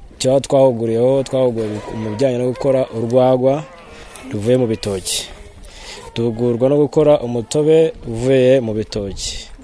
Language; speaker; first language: Kinyarwanda; native; Kinyarwanda